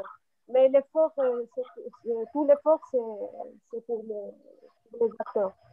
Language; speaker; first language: French; non-native, local second language; Arabic